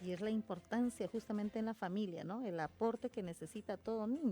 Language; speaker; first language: Spanish; native; Spanish